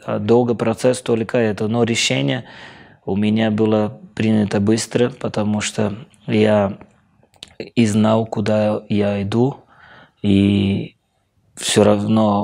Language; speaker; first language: Russian; non-native, fluent; Portuguese